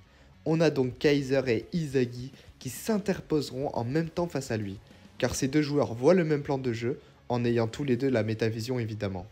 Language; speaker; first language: French; native; French